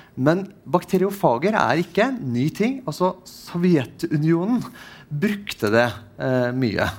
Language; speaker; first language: Norwegian; non-native, fluent; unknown